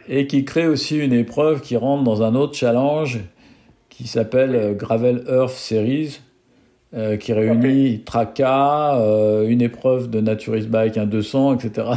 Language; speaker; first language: French; native; French